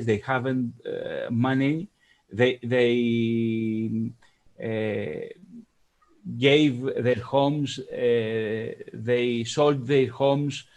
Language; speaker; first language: English; non-native, fluent; Greek